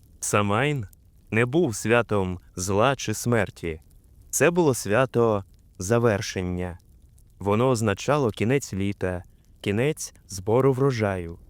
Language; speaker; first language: Ukrainian; native; Ukrainian